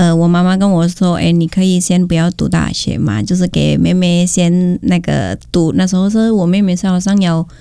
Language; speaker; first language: Chinese; non-native, fluent; Indonesian